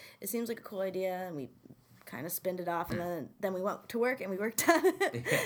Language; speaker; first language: English; native; English